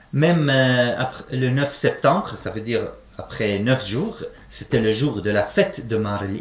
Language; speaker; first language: French; non-native, fluent; Arabic